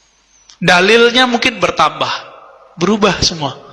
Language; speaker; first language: Indonesian; native; Indonesian